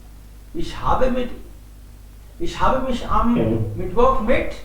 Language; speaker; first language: German; non-native, fluent; Hindi